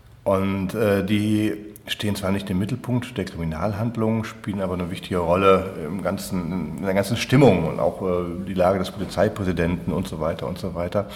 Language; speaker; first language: German; native; German